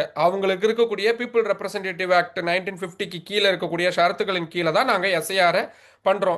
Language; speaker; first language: Tamil; native; Tamil